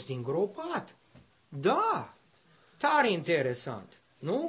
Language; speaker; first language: Romanian; non-native, learner; English